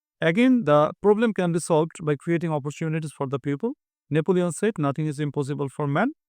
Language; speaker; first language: English; non-native, local second language; Bangla